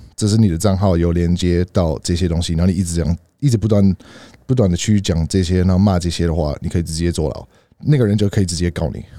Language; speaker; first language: Chinese; early bilingual, heritage; Chinese